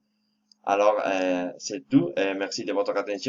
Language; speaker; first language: French; non-native, fluent; Spanish